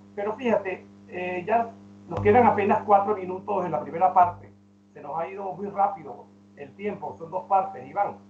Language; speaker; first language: Spanish; native; Spanish